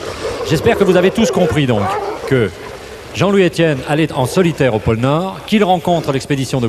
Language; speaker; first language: French; native; French